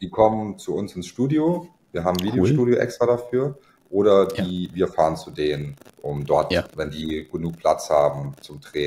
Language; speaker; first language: German; native; German